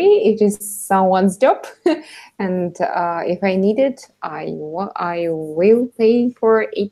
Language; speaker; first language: English; non-native, learner; Russian